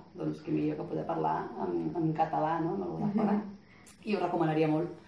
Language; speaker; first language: Catalan; native; Catalan